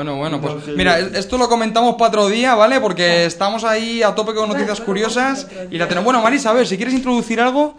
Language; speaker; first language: Spanish; native; Spanish